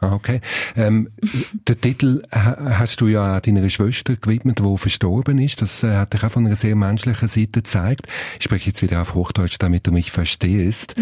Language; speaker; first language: German; native; German